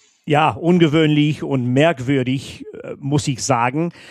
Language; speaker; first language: German; non-native, fluent; English